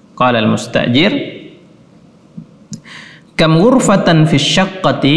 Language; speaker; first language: Arabic; non-native, fluent; Indonesian